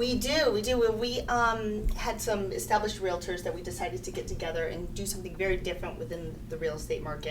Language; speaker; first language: English; native; English